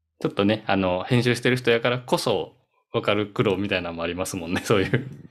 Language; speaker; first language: Japanese; native; Japanese